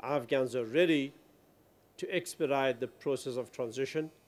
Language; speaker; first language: English; non-native, fluent; Persian